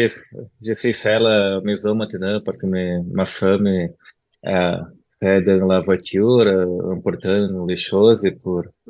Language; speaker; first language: French; non-native, learner; Portuguese